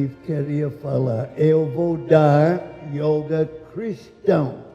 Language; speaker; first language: Portuguese; non-native, learner; English